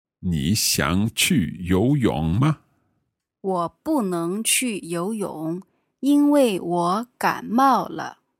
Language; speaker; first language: Chinese; non-native, learner; English